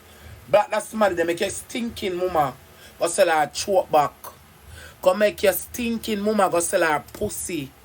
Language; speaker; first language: English; non-native, local second language; Jamaican Creole English